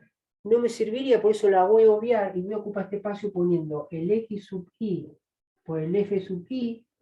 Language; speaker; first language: Spanish; native; Spanish